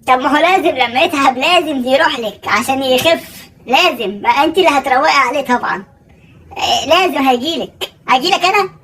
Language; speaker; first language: Arabic; native; Arabic